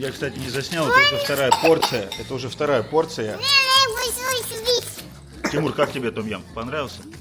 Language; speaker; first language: Russian; native; Russian